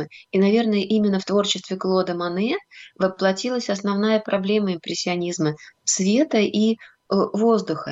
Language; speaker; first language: Russian; native; Russian